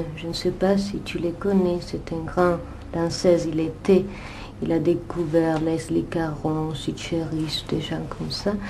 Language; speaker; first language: French; non-native, fluent; Italian